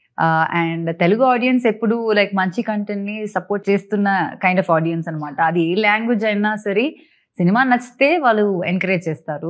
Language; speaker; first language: Telugu; non-native, fluent; Malayalam